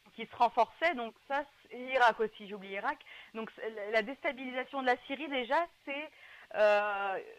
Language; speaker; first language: French; native; French